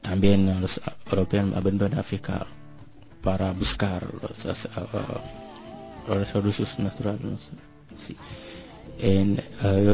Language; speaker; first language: Spanish; non-native, learner; French